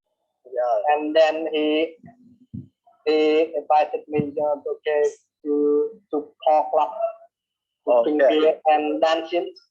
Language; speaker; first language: English; non-native, learner; Vietnamese